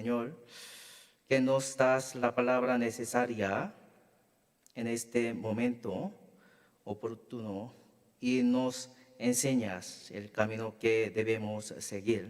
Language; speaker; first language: Spanish; non-native, learner; Korean